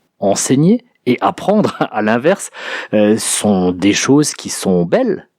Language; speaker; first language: French; native; French